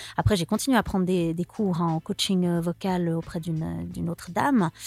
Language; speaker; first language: French; native; French